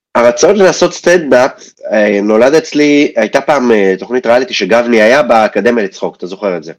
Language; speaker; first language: Hebrew; early bilingual, other home language; Russian